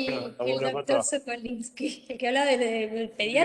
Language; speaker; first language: Spanish; native; Spanish